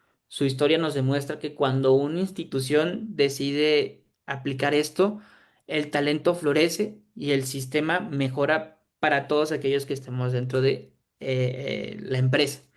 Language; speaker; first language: Spanish; native; Spanish